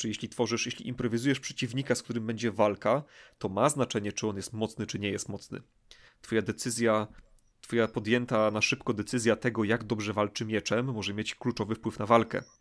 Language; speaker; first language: Polish; native; Polish